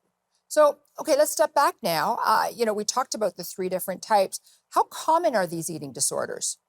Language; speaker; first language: English; native; English